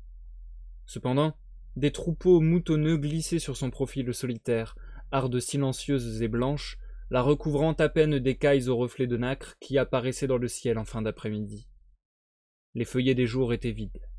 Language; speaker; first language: French; native; French